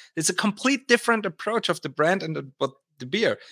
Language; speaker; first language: English; non-native, fluent; German